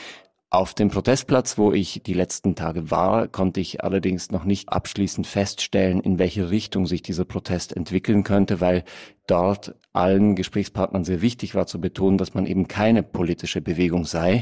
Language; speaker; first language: German; native; German